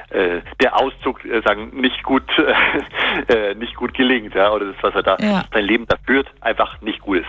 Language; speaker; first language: German; native; German